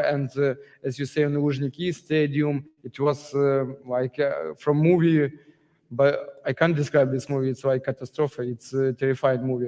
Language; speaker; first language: English; non-native, learner; Ukrainian